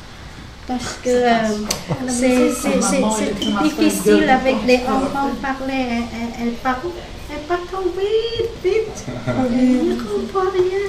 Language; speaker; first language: French; non-native, learner; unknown